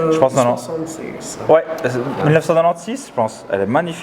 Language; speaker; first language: French; native; French